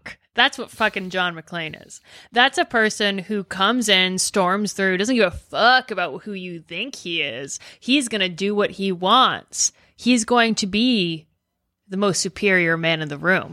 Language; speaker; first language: English; native; English